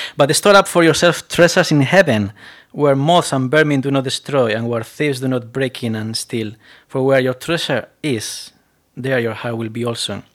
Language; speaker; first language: English; non-native, fluent; Spanish